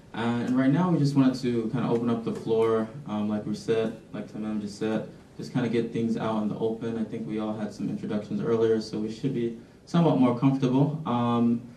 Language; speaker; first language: English; native; English